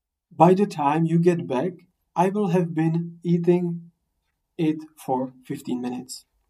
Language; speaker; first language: English; non-native, fluent; Czech